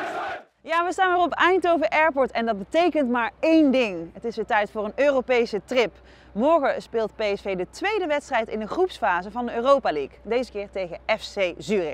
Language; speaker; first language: Dutch; native; Dutch